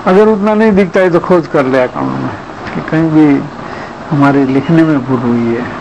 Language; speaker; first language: Hindi; non-native, local second language; Gujarati